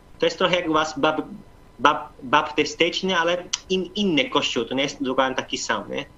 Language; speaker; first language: Polish; non-native, fluent; Portuguese